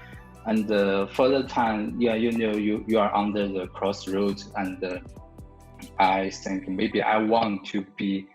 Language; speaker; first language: English; non-native, learner; Chinese